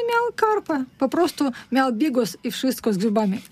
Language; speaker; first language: Polish; non-native, learner; Russian